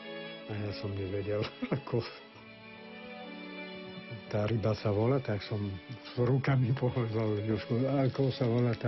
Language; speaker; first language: Slovak; non-native, fluent; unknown